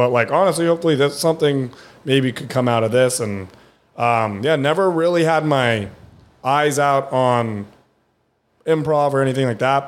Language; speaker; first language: English; early bilingual, other home language; German